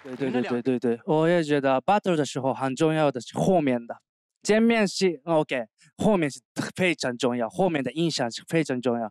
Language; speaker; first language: Chinese; non-native, learner; Japanese